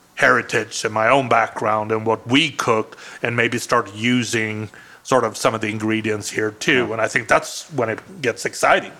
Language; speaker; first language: English; non-native, fluent; Swedish